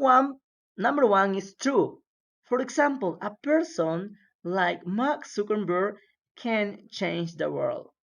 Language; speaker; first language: English; non-native, fluent; Spanish